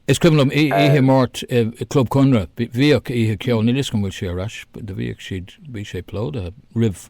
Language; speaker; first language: Irish; non-native, local second language; English